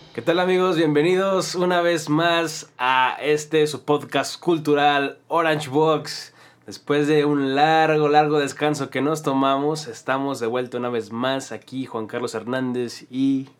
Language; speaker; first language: Spanish; native; Spanish